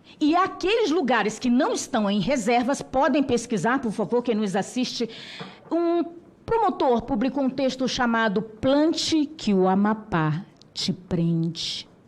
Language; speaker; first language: Portuguese; non-native, local second language; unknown